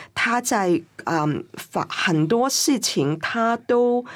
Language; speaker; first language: Chinese; non-native, fluent; Cantonese